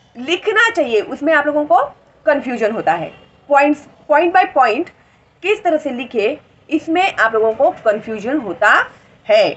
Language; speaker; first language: Hindi; non-native, local second language; Marathi